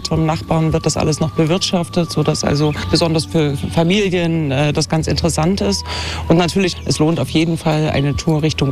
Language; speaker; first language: German; native; German